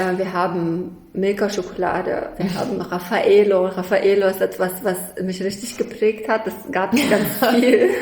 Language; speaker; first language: German; early bilingual, other home language; Russian